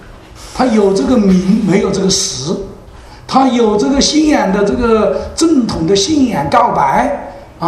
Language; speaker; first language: Chinese; native; Chinese